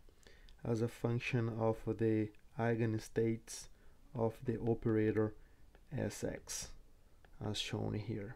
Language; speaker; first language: English; non-native, fluent; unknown